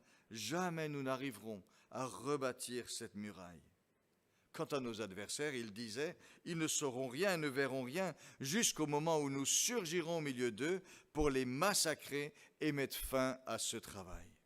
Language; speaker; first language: French; native; French